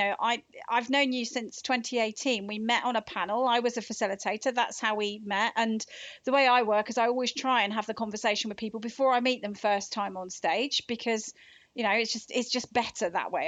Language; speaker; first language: English; native; English